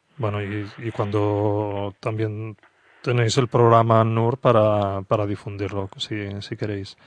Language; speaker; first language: Spanish; non-native, local second language; Catalan